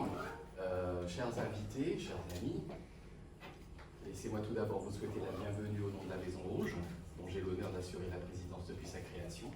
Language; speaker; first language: French; native; French